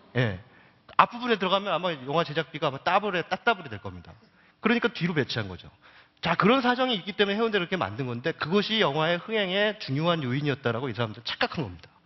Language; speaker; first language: Korean; native; Korean